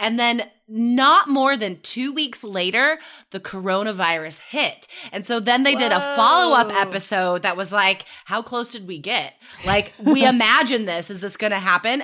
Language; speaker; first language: English; native; English